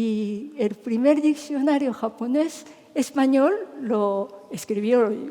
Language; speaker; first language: Spanish; non-native, fluent; Japanese